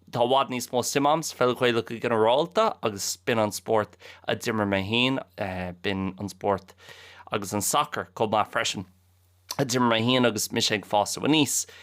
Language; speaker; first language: Irish; native; Irish